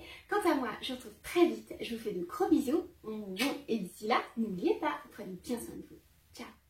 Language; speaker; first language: French; native; French